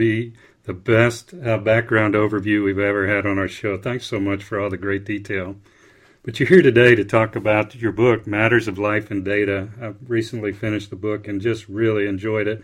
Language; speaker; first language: English; native; English